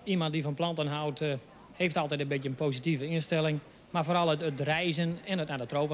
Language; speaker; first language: Dutch; native; Dutch